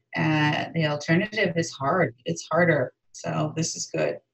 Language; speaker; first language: English; native; English